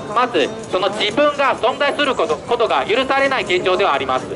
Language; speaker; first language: Japanese; non-native, fluent; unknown